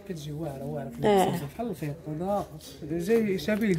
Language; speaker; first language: Arabic; native; Arabic